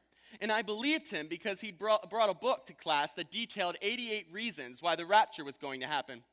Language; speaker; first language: English; native; English